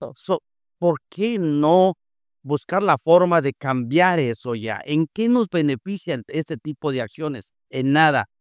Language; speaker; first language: Spanish; native; Spanish